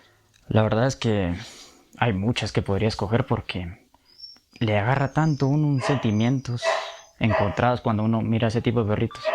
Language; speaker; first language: Spanish; native; Spanish